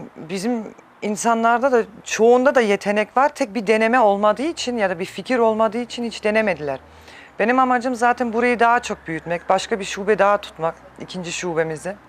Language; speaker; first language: Turkish; early bilingual, heritage; Turkish